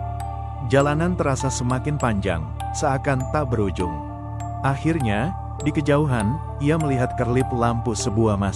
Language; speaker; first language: Indonesian; native; Indonesian